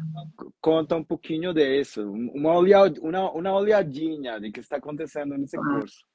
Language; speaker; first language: Portuguese; non-native, fluent; Spanish